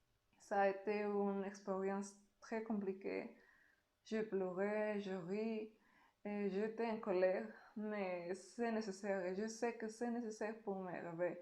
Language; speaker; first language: French; non-native, learner; Spanish